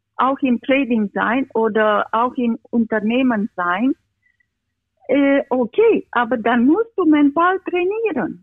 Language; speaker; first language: German; non-native, fluent; Romanian